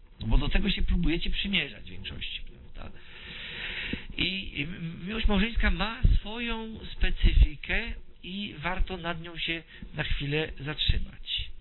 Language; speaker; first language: Polish; native; Polish